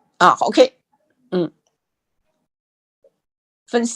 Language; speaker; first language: Chinese; native; Chinese